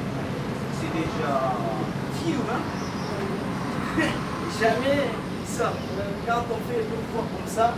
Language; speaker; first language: French; non-native, learner; Indonesian